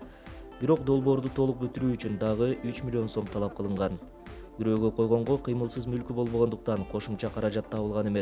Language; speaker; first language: Kyrgyz; native; Kyrgyz